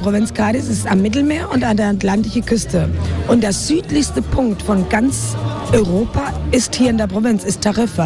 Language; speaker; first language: German; non-native, fluent; Spanish